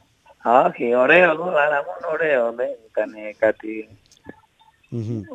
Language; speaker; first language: Greek; non-native, learner; Spanish